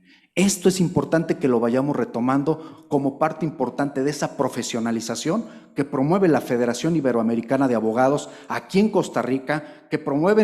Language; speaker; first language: Spanish; native; Spanish